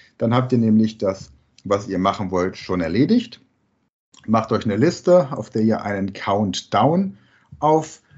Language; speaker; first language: German; native; German